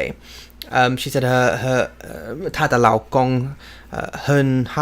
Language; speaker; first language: Chinese; non-native, learner; English